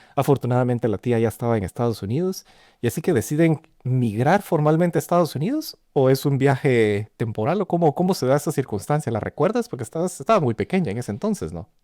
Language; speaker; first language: Spanish; native; Spanish